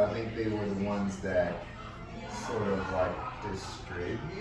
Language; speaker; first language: English; native; English